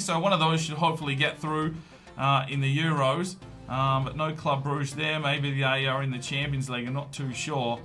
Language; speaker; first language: English; native; English